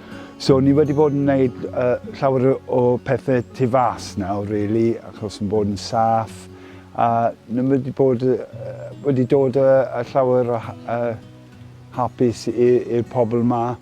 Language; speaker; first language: Welsh; non-native, local second language; English